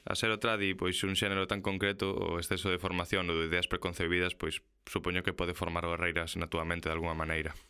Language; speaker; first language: Galician; non-native, local second language; Spanish